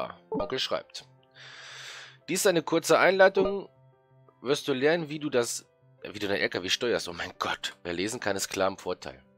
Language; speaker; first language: German; native; German